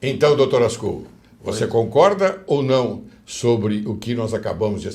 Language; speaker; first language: Portuguese; native; Portuguese